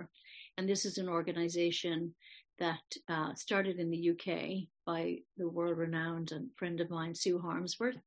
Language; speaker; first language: English; native; English